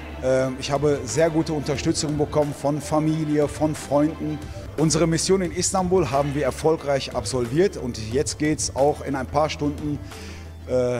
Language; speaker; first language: German; early bilingual, other home language; Turkish